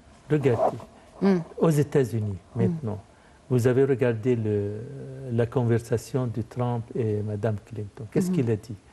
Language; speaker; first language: French; non-native, fluent; Arabic